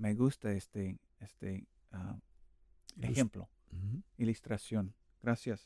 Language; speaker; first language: Spanish; non-native, learner; English